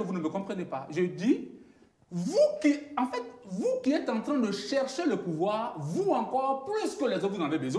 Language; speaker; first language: French; native; French